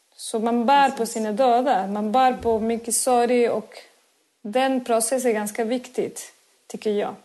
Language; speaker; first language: Swedish; non-native, fluent; Spanish